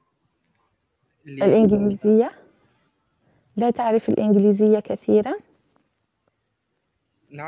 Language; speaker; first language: Arabic; non-native, fluent; English